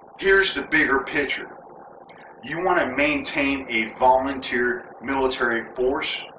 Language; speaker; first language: English; native; English